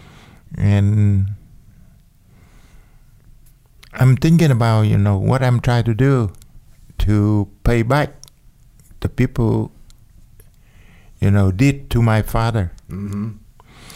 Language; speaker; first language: English; non-native, learner; Vietnamese